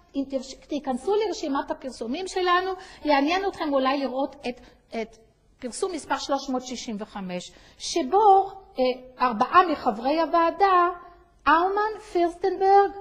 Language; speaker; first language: Hebrew; native; Hebrew